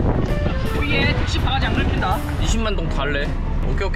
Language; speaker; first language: Korean; native; Korean